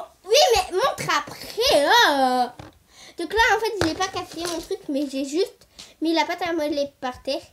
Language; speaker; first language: French; native; French